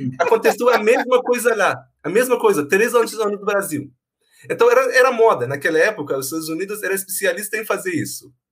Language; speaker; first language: Portuguese; non-native, fluent; Persian